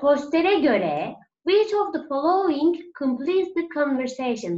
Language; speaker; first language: English; non-native, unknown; Turkish